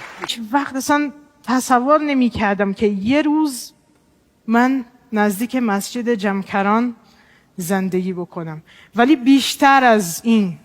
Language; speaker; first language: Persian; non-native, fluent; Portuguese